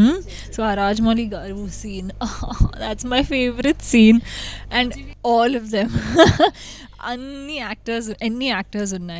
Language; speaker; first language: Telugu; non-native, local second language; Hindi